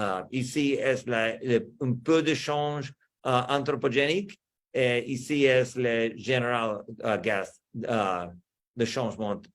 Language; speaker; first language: French; non-native, learner; English